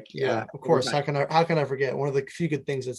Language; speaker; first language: English; native; English